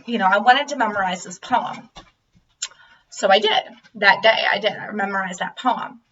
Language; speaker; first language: English; native; English